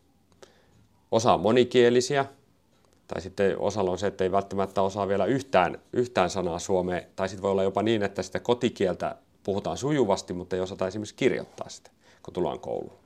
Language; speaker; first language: Finnish; native; Finnish